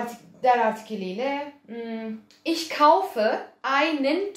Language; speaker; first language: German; early bilingual, other home language; Turkish